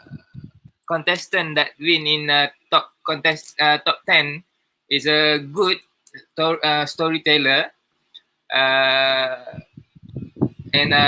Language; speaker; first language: English; non-native, learner; Malay